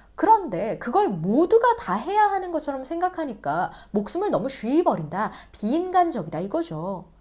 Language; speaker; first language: Korean; native; Korean